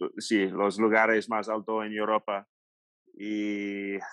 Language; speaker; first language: Spanish; non-native, learner; English